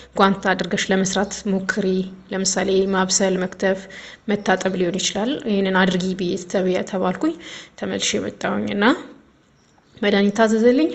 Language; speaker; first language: Amharic; native; Amharic